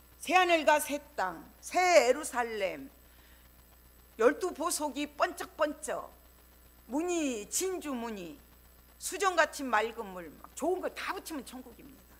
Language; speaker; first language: Korean; native; Korean